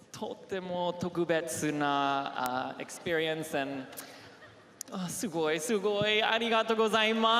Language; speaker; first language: Japanese; non-native, learner; English